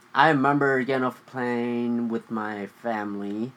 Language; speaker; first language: English; early bilingual, other home language; Vietnamese